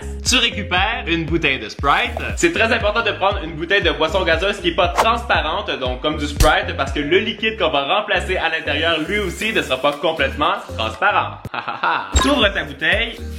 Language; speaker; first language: French; native; French